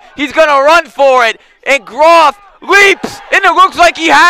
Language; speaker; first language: English; native; English